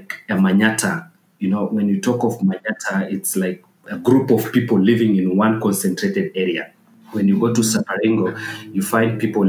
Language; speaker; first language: English; non-native, local second language; Masai